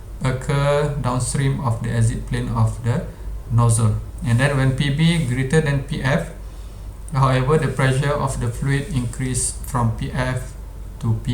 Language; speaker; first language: English; non-native, local second language; Malay